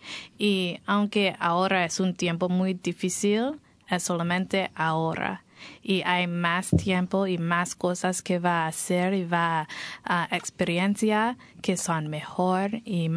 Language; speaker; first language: Spanish; non-native, learner; English